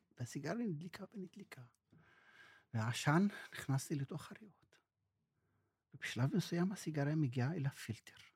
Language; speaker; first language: Hebrew; non-native, local second language; Arabic